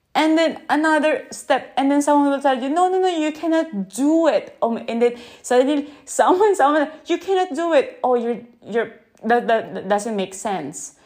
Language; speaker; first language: English; non-native, local second language; Filipino